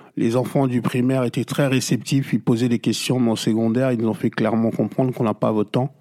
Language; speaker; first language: French; non-native, local second language; Lingala